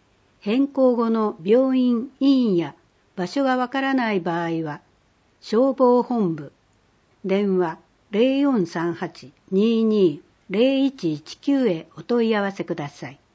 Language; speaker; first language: Japanese; native; Japanese